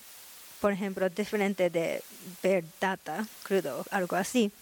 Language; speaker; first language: Spanish; non-native, learner; Japanese